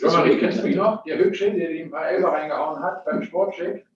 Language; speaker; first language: German; native; German